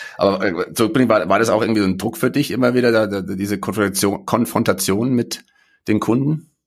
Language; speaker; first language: German; native; German